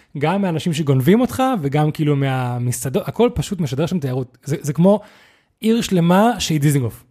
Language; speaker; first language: Hebrew; native; Hebrew